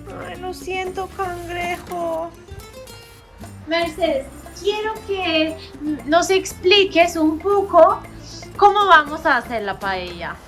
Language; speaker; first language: Spanish; non-native, fluent; Turkish